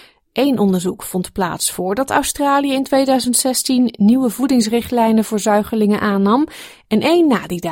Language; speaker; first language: Dutch; native; Dutch